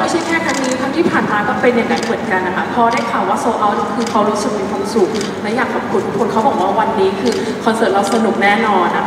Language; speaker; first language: Thai; native; Thai